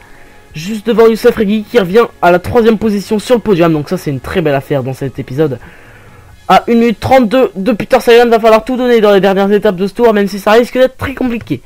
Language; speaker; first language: French; native; French